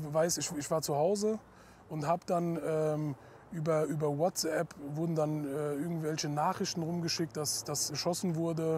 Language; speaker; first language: German; native; German